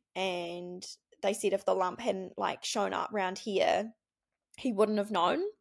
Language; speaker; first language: English; native; English